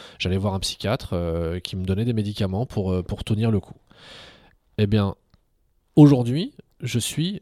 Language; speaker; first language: French; early bilingual, other home language; Arabic